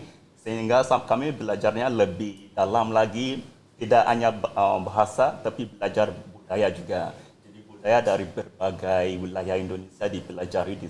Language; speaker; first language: Indonesian; non-native, fluent; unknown